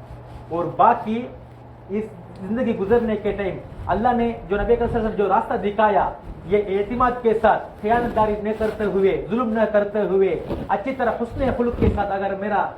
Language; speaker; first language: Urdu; non-native, fluent; Tamil